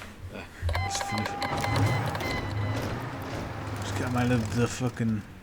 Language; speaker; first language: English; native; English